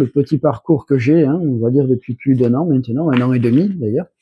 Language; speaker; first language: French; native; French